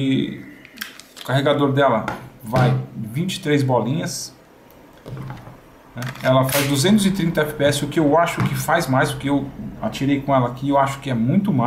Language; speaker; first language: Portuguese; native; Portuguese